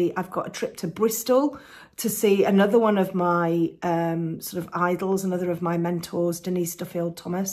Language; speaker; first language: English; native; English